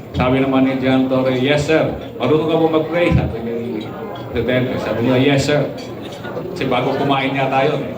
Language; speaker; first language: Filipino; non-native, local second language; Cebuano